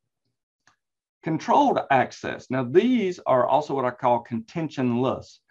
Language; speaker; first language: English; native; English